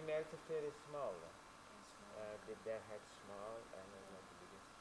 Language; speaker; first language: English; non-native, learner; Indonesian